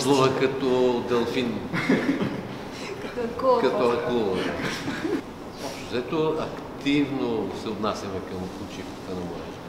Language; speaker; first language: Bulgarian; native; Bulgarian